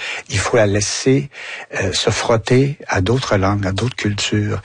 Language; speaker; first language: French; native; French